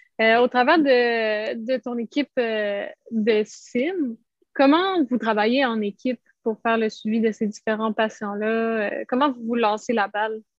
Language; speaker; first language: French; native; French